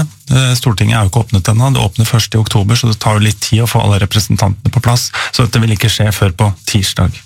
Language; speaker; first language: Norwegian; native; Norwegian